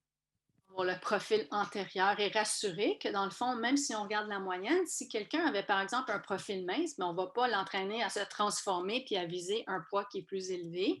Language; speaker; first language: French; native; French